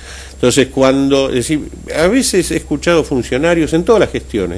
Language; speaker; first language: Spanish; native; Spanish